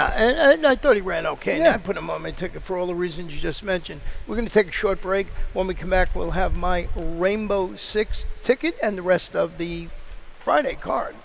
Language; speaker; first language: English; native; English